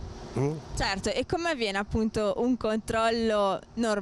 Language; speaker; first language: Italian; native; Italian